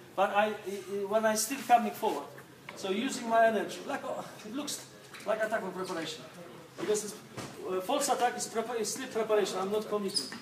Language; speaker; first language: English; non-native, learner; Polish